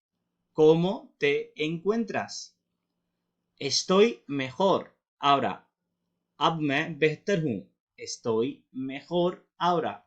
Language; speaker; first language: Spanish; non-native, fluent; Urdu